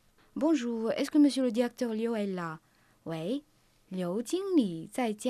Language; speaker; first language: French; non-native, fluent; Chinese